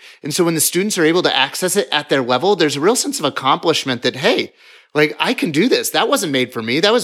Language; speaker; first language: English; native; English